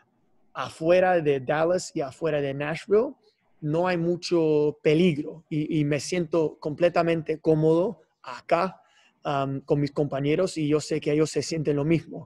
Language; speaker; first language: Spanish; non-native, fluent; English